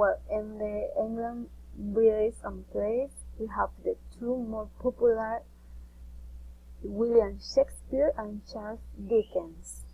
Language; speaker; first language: English; non-native, learner; Spanish